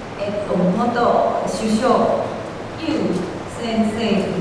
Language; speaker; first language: Japanese; non-native, fluent; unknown